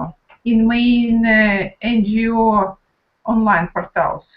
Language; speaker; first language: English; non-native, learner; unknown